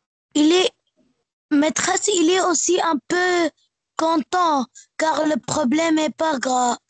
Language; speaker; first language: French; non-native, learner; Arabic